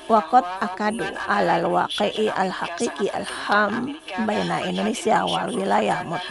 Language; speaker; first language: Arabic; non-native, fluent; Indonesian